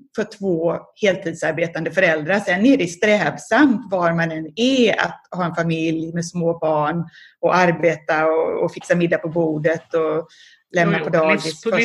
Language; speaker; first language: Swedish; native; Swedish